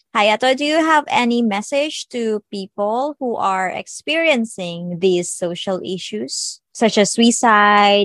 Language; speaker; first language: English; non-native, local second language; Filipino